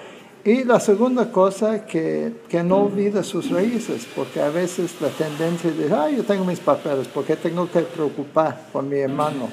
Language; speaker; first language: Spanish; non-native, fluent; English